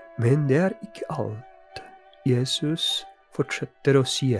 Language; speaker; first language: Norwegian; non-native, fluent; Polish